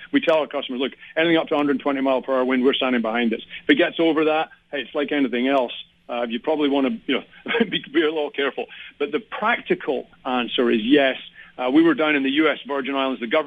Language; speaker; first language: English; native; English